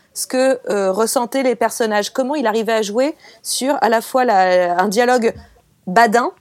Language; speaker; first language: French; native; French